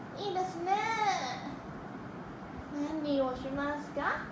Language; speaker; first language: Japanese; non-native, learner; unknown